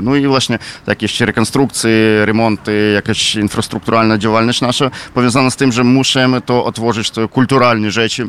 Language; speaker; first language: Polish; non-native, fluent; Ukrainian